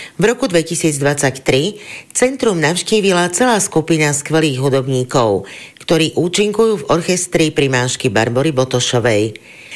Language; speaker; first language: Slovak; native; Slovak